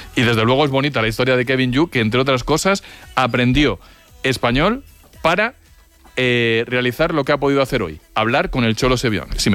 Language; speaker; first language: Spanish; native; Spanish